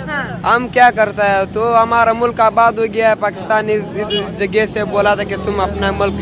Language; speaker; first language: Hindi; non-native, learner; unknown